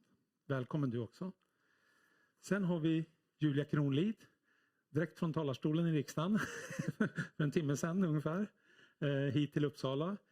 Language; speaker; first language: Swedish; native; Swedish